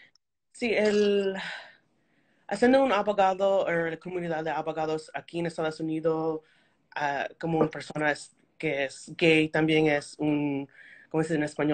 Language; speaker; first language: Spanish; early bilingual, heritage; Spanish